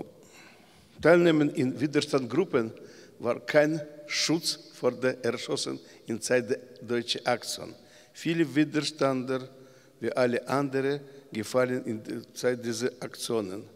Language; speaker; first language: German; non-native, learner; Russian